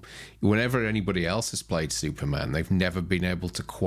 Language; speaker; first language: English; native; English